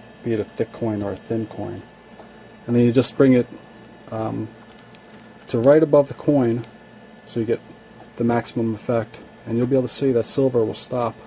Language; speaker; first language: English; native; English